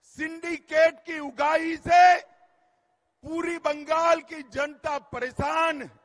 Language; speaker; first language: Hindi; non-native, local second language; Gujarati